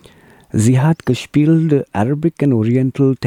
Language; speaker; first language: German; non-native, learner; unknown